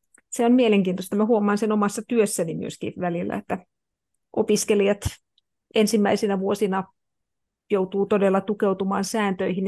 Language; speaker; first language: Finnish; native; Finnish